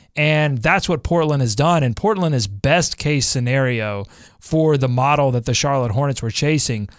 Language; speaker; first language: English; native; English